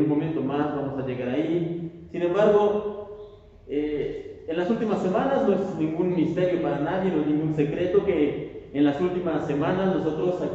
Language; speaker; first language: Spanish; native; Spanish